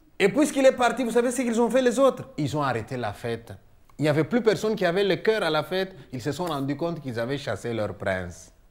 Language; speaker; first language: French; non-native, local second language; Luba-Lulua